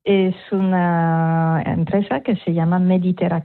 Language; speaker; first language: Spanish; non-native, fluent; French